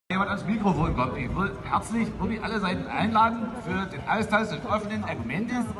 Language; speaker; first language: German; native; German